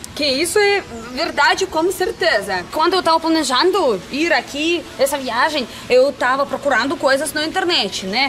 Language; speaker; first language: Portuguese; non-native, fluent; Russian